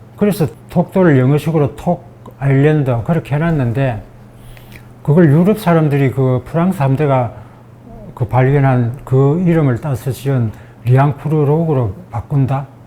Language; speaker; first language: Korean; native; Korean